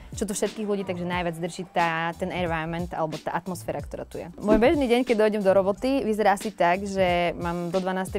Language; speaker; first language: Slovak; native; Slovak